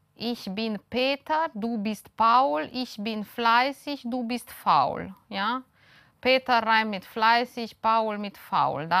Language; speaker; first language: German; non-native, fluent; Romanian